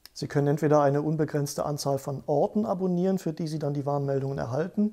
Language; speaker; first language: German; native; German